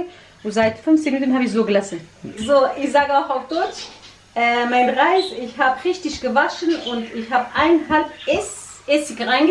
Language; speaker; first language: German; non-native, learner; Kurdish